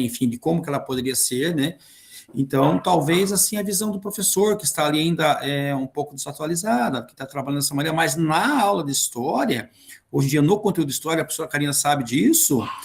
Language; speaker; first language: Portuguese; native; Portuguese